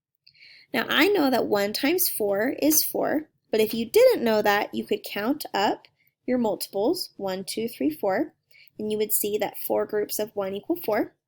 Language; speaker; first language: English; native; English